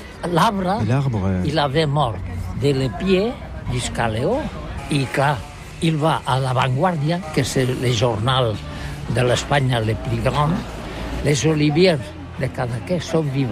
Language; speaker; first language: French; non-native, learner; Catalan